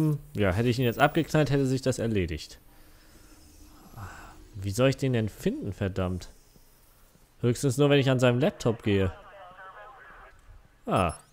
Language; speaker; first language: German; native; German